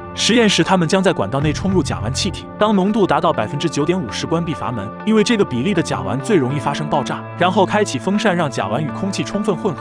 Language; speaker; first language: Chinese; native; Chinese